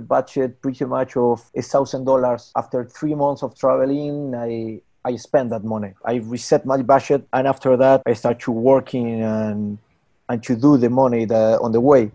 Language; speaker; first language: English; non-native, learner; Spanish